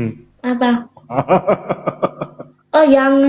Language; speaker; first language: Indonesian; non-native, learner; Vietnamese